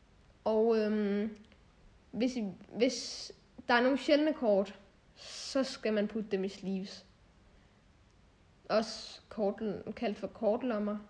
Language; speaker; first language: Danish; native; Danish